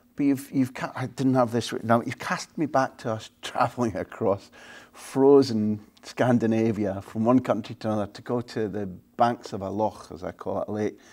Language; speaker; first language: English; native; English